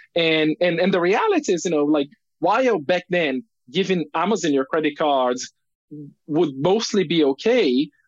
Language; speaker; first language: English; non-native, fluent; Portuguese